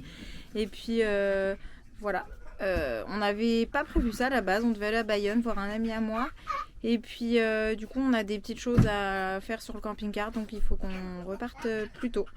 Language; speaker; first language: French; native; French